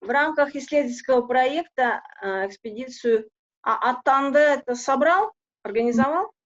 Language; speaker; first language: Russian; non-native, local second language; Kazakh